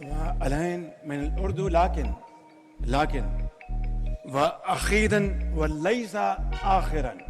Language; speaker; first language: Arabic; non-native, fluent; Urdu